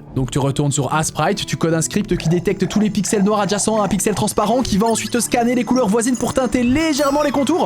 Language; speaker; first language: French; native; French